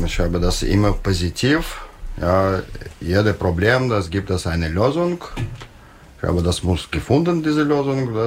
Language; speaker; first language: German; non-native, learner; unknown